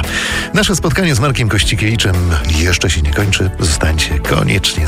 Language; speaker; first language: Polish; native; Polish